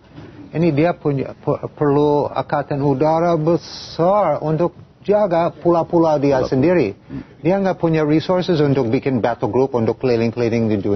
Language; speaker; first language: Indonesian; non-native, fluent; English